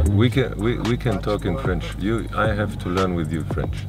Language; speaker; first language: English; non-native, learner; Croatian